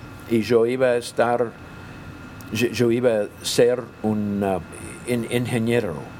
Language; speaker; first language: Spanish; non-native, fluent; English